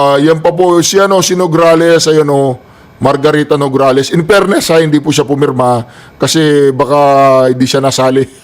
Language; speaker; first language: Filipino; native; Filipino